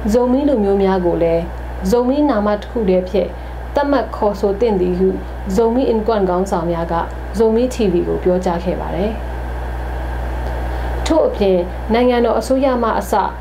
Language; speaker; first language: Burmese; non-native, local second language; Tedim Chin